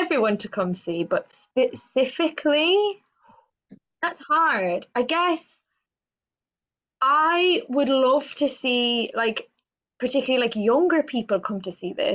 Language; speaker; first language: English; native; English